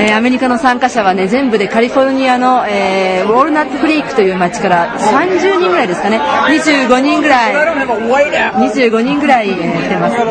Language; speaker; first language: Japanese; native; Japanese